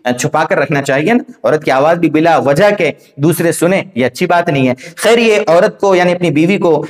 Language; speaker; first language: Hindi; native; Hindi